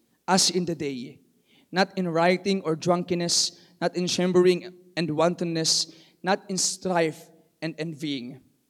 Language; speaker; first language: English; non-native, local second language; Filipino